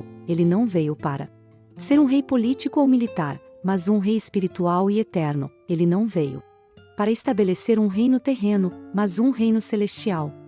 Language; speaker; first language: Portuguese; native; Portuguese